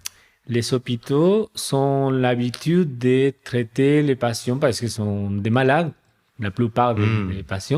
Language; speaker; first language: French; non-native, fluent; Spanish